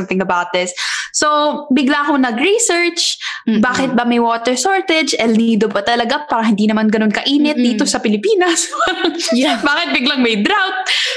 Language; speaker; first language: English; non-native, local second language; Filipino